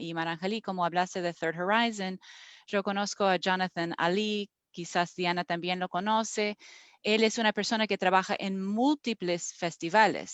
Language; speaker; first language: Spanish; non-native, fluent; English